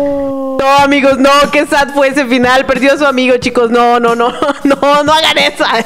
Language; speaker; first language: Spanish; native; Spanish